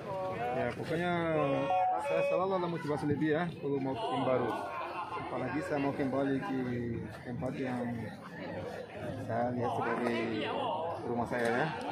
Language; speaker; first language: Indonesian; non-native, fluent; Portuguese